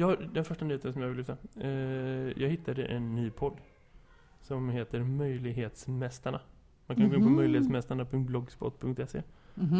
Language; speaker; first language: Swedish; native; Swedish